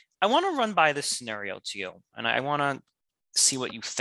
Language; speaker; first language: English; native; English